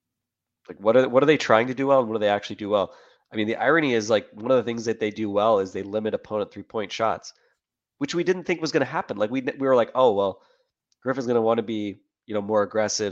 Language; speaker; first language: English; native; English